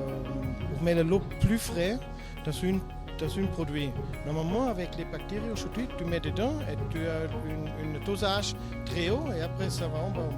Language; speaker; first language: French; non-native, learner; German